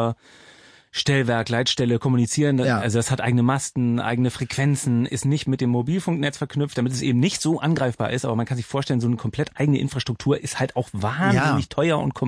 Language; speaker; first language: German; native; German